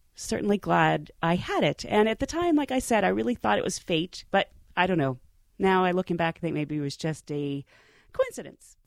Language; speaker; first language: English; native; English